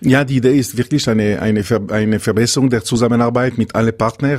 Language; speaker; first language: German; non-native, local second language; French